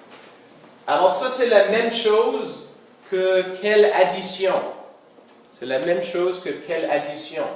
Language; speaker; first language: French; non-native, local second language; English